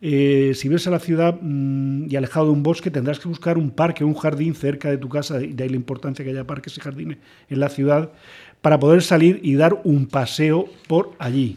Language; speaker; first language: Spanish; native; Spanish